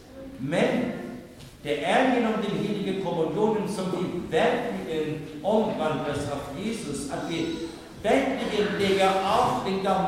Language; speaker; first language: Swedish; non-native, fluent; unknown